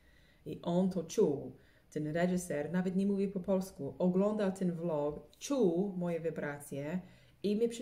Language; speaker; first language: Polish; early bilingual, heritage; English